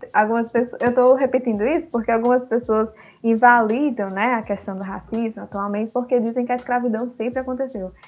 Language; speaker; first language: Portuguese; early bilingual, other home language; Upper Guinea Crioulo